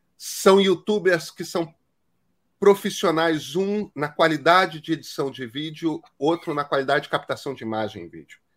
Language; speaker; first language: Portuguese; native; Portuguese